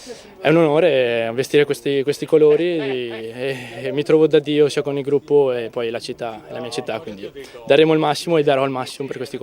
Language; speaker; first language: Italian; native; Italian